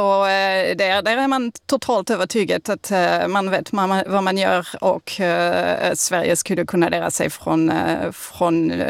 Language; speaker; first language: Swedish; non-native, fluent; French